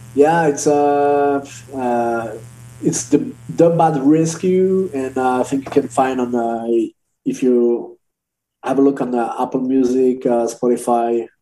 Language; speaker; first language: English; non-native, learner; French